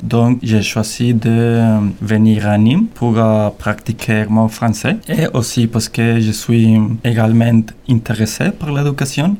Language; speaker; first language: French; non-native, learner; Spanish